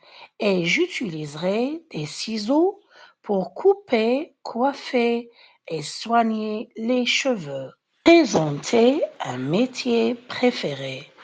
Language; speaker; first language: French; non-native, fluent; Arabic